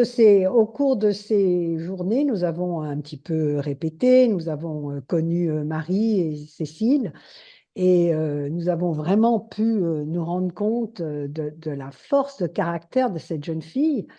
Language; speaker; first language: French; native; French